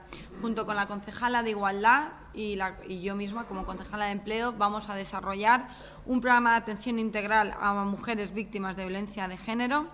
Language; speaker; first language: Spanish; native; Spanish